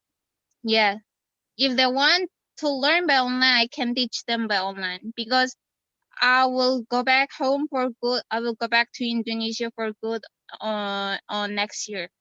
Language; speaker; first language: English; non-native, fluent; Indonesian